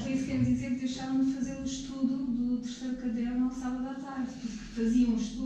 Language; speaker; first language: Portuguese; native; Portuguese